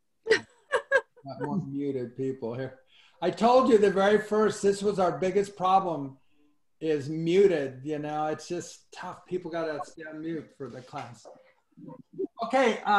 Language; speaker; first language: English; native; English